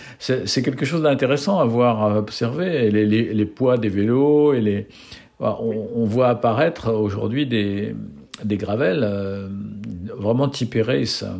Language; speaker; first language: French; native; French